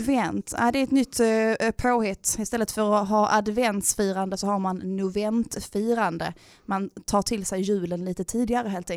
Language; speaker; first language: Swedish; native; Swedish